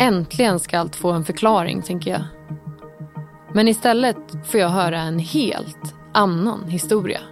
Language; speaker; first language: Swedish; native; Swedish